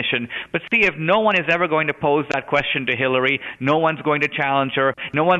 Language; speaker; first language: English; non-native, local second language; Hindi